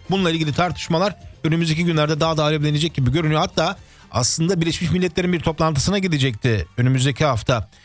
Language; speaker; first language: Turkish; early bilingual, heritage; Turkish